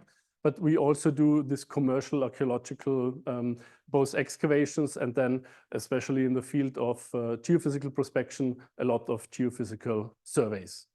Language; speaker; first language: English; non-native, fluent; German